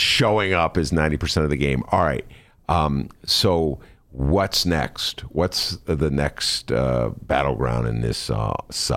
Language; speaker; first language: English; native; English